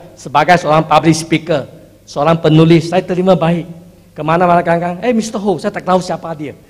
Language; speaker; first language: Indonesian; non-native, fluent; Chinese